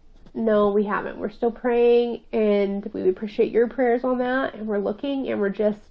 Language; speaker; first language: English; native; English